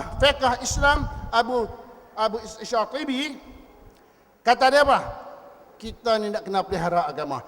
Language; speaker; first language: Malay; native; Malay